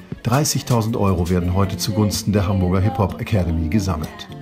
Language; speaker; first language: German; native; German